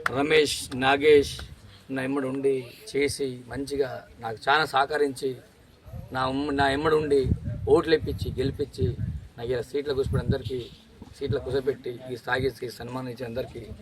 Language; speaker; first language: Telugu; non-native, local second language; Lambadi